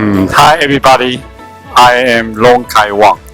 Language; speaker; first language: English; non-native, learner; Chinese